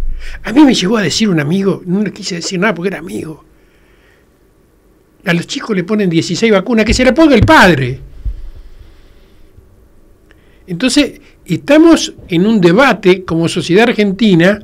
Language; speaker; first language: Spanish; native; Spanish